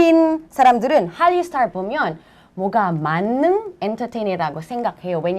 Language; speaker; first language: Korean; non-native, fluent; Filipino